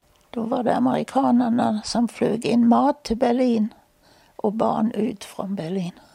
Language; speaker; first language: Swedish; non-native, fluent; German